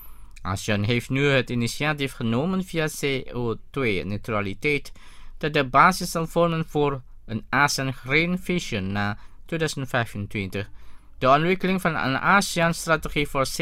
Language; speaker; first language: Dutch; non-native, fluent; Indonesian